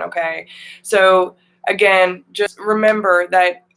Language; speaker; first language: English; native; English